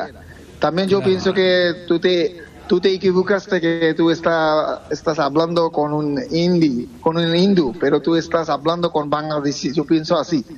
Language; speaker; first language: Spanish; non-native, fluent; Bangla